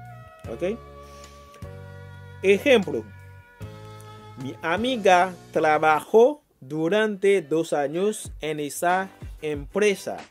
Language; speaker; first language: Spanish; non-native, fluent; Haitian Creole